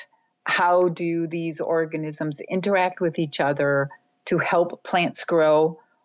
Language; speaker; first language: English; native; English